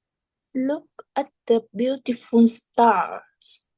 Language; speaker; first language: English; non-native, learner; Vietnamese